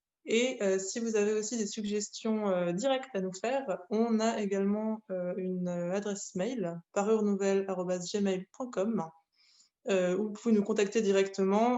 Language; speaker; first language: French; native; French